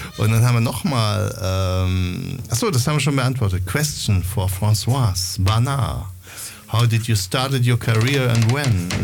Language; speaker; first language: German; native; German